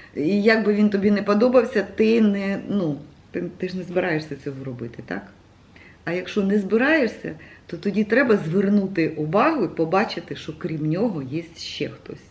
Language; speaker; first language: Ukrainian; native; Ukrainian